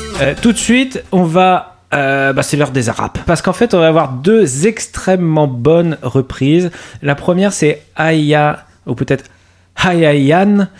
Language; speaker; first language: French; native; French